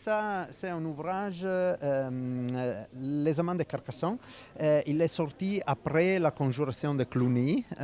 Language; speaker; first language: French; non-native, fluent; Italian